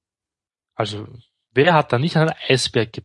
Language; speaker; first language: German; native; German